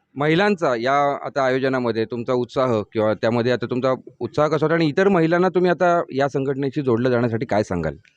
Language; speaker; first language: Marathi; native; Marathi